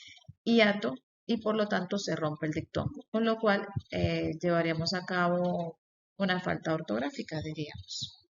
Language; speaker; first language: Spanish; native; Spanish